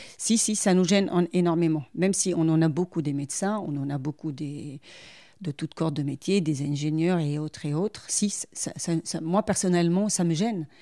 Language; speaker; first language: French; non-native, local second language; Arabic